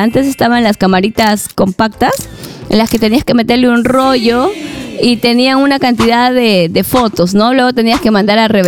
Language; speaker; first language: Spanish; native; Spanish